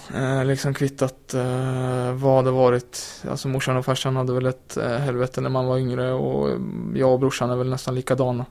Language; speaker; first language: Swedish; native; Swedish